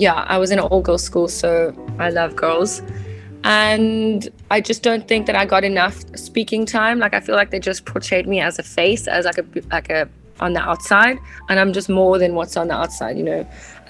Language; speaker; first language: English; native; English